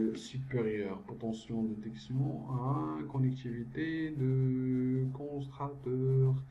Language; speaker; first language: French; non-native, local second language; Arabic